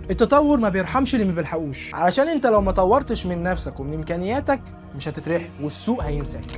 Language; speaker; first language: Arabic; native; Arabic